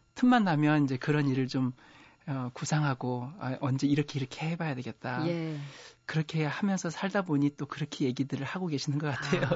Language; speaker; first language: Korean; native; Korean